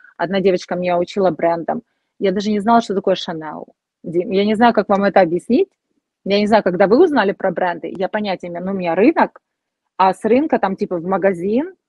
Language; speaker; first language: Russian; native; Russian